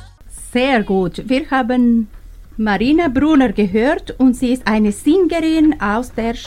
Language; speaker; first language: German; non-native, learner; Spanish